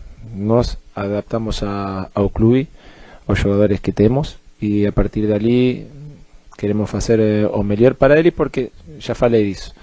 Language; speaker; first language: Portuguese; non-native, fluent; Spanish